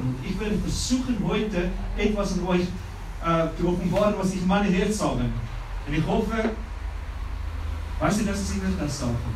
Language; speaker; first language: German; non-native, learner; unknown